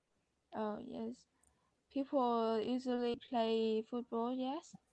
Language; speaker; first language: English; non-native, learner; Vietnamese